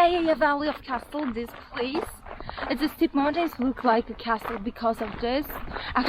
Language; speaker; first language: English; non-native, learner; Kazakh